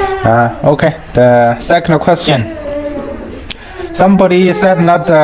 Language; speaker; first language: English; non-native, fluent; Chinese